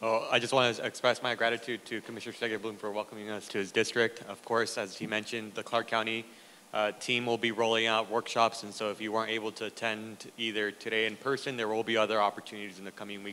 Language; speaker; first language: English; early bilingual, other home language; Spanish